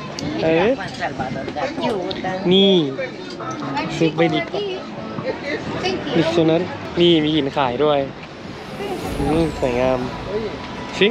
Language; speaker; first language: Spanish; non-native, learner; Thai